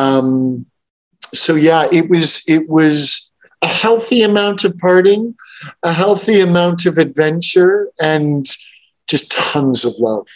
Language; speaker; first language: English; native; English